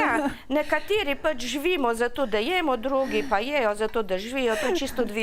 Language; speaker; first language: Slovenian; native; Slovenian